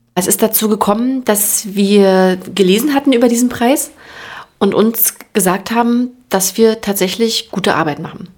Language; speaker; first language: German; native; German